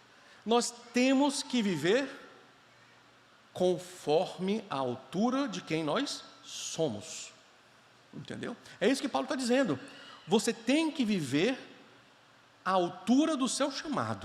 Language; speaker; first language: Portuguese; native; Portuguese